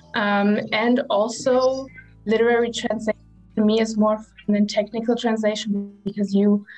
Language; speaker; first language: English; non-native, fluent; German